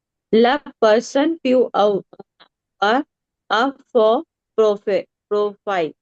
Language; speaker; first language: French; non-native, learner; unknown